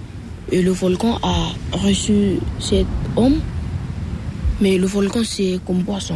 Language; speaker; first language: French; non-native, learner; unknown